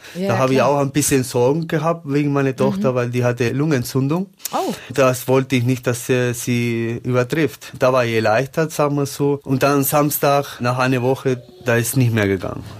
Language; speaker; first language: German; non-native, learner; Spanish